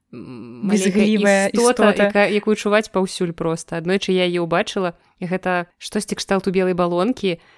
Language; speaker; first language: Belarusian; non-native, local second language; Russian